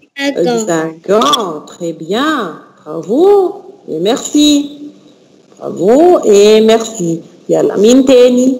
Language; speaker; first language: French; non-native, fluent; Arabic